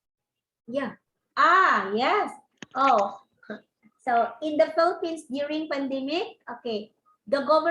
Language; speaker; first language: English; non-native, local second language; Cebuano